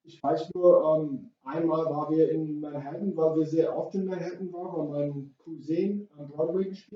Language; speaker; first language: German; non-native, fluent; English